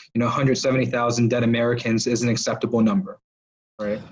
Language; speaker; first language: English; native; English